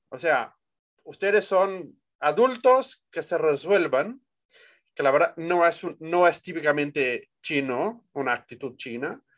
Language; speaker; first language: Spanish; non-native, fluent; Portuguese